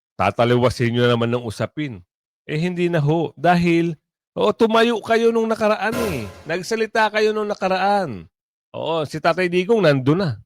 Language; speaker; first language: Filipino; non-native, local second language; Cebuano